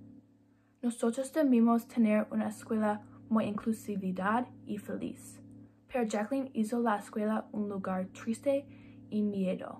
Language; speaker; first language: Spanish; non-native, learner; English